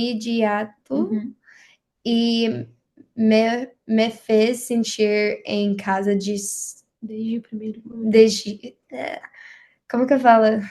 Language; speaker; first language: Portuguese; non-native, learner; English